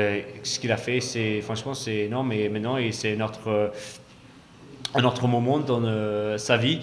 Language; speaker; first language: French; non-native, fluent; English